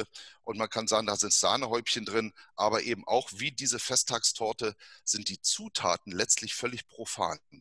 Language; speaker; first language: German; native; German